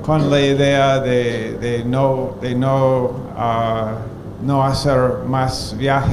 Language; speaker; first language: Spanish; non-native, fluent; English